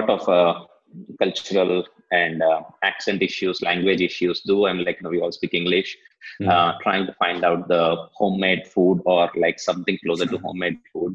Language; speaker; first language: English; non-native, local second language; Telugu